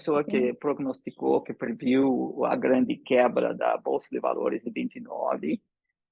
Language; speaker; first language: Portuguese; early bilingual, other home language; English